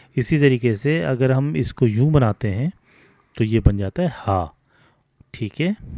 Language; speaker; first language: Urdu; native; Urdu